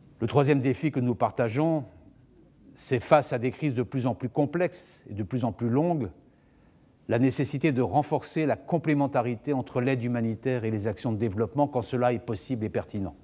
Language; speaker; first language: French; native; French